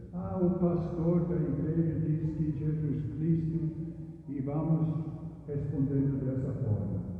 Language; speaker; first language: Portuguese; non-native, fluent; English